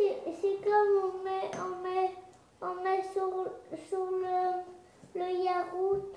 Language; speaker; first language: French; early bilingual, other home language; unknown